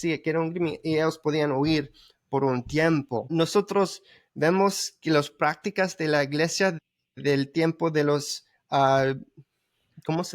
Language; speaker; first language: Spanish; early bilingual, heritage; Spanish